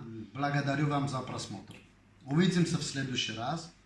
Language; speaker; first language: Russian; non-native, fluent; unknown